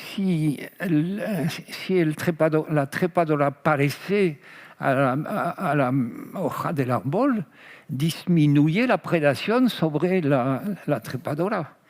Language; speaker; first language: Spanish; non-native, fluent; French